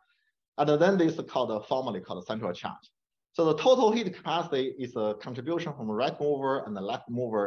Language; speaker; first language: English; non-native, fluent; Chinese